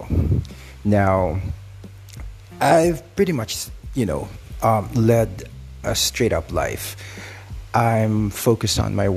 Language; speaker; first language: English; non-native, local second language; Filipino